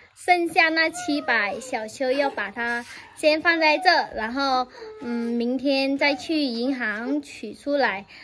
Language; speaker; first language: Chinese; non-native, fluent; Vietnamese